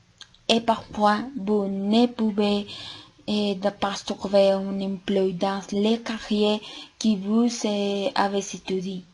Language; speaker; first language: French; non-native, learner; Spanish